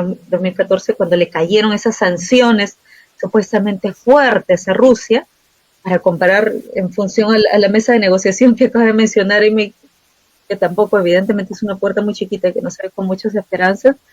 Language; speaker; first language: Spanish; native; Spanish